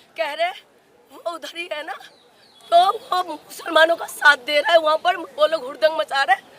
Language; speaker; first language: Hindi; non-native, local second language; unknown